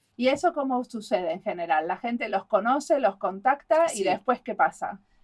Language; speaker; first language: Spanish; native; Spanish